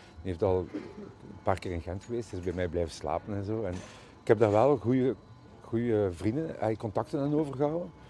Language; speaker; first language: Dutch; native; Dutch